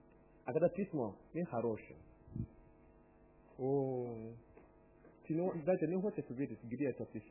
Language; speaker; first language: Russian; non-native, learner; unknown